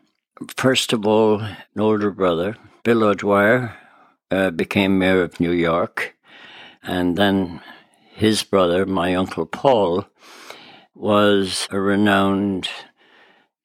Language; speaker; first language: English; native; English